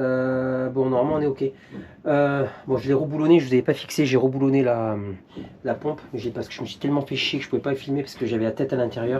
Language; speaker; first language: French; native; French